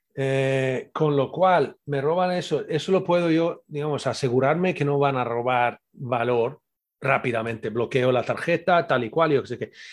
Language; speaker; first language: Spanish; native; Spanish